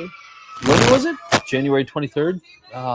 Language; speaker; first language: English; native; English